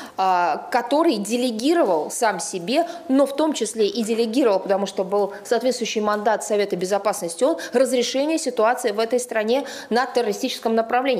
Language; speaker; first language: Russian; native; Russian